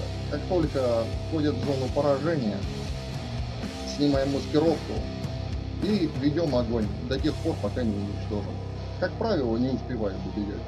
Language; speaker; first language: Russian; native; Russian